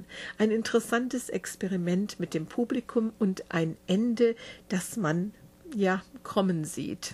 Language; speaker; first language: German; native; German